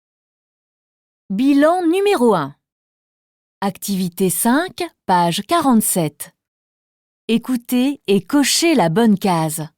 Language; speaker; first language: French; native; French